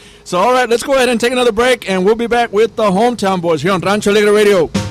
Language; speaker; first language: English; early bilingual, other home language; Spanish